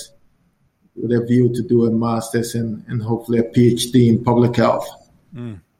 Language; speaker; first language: English; non-native, local second language; Akan